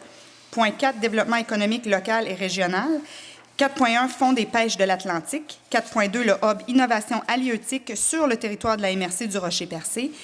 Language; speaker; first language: French; native; French